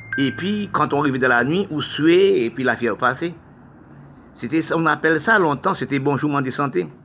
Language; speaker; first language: French; non-native, local second language; Haitian Creole